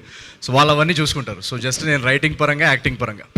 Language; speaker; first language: Telugu; native; Telugu